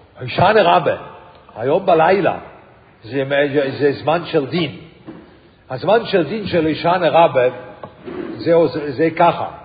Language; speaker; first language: Hebrew; non-native, fluent; English